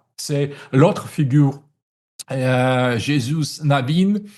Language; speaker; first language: French; non-native, fluent; Russian